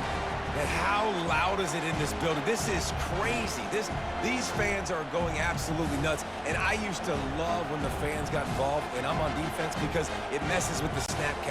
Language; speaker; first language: English; native; English